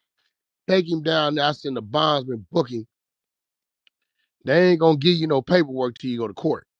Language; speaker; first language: English; native; English